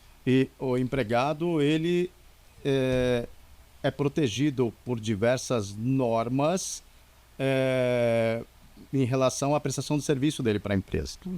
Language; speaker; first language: Portuguese; native; Portuguese